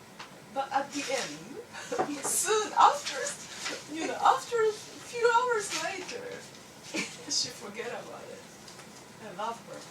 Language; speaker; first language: English; non-native, learner; Japanese